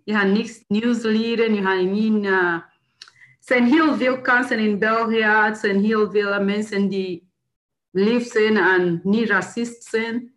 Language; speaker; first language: Dutch; non-native, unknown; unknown